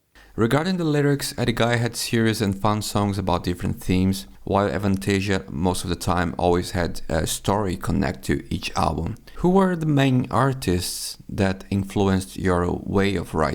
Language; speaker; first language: English; non-native, fluent; Finnish